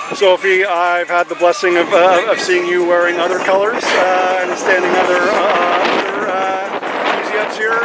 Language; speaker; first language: English; native; English